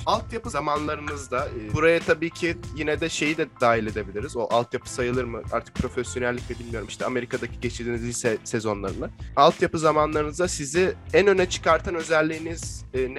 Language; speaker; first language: Turkish; native; Turkish